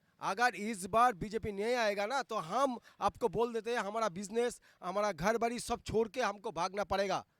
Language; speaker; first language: Hindi; non-native, local second language; Bangla